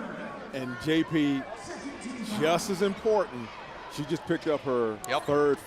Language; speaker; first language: English; native; English